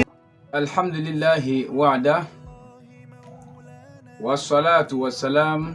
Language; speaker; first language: Arabic; non-native, fluent; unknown